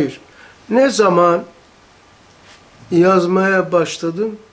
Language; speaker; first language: Turkish; native; Turkish